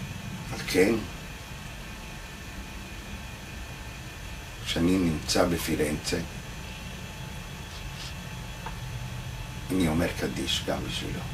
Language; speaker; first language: Hebrew; non-native, fluent; Italian